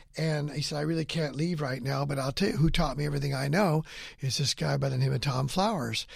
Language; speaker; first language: English; native; English